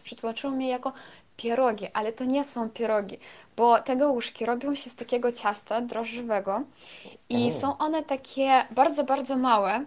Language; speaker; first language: Polish; non-native, fluent; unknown